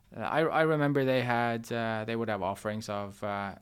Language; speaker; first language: English; non-native, fluent; Norwegian